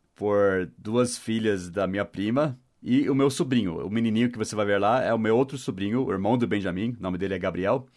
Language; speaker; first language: Portuguese; non-native, fluent; English